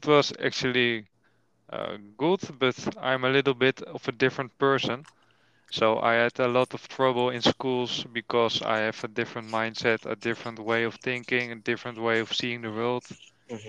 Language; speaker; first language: English; non-native, learner; Dutch